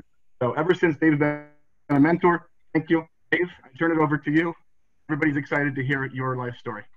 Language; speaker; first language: English; native; English